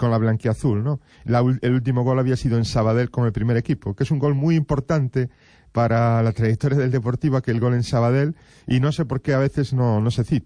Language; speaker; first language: Spanish; native; Spanish